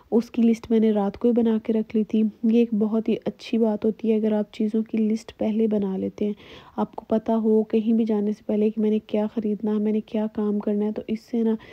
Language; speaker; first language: Urdu; native; Urdu